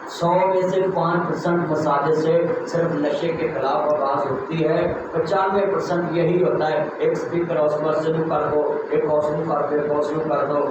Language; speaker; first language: Urdu; non-native, local second language; Punjabi